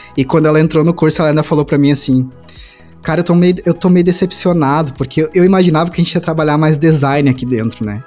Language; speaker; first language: Portuguese; native; Portuguese